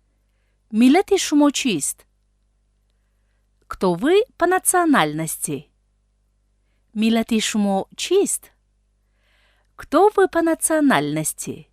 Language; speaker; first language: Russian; non-native, fluent; Tajik